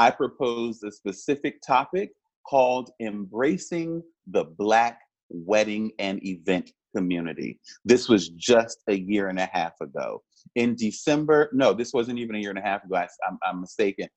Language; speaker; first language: English; native; English